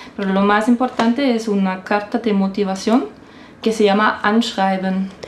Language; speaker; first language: Spanish; non-native, fluent; German